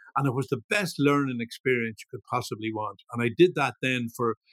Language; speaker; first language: English; native; English